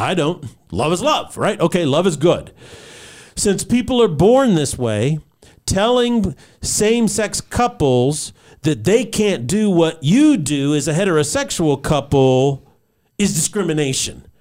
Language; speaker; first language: English; native; English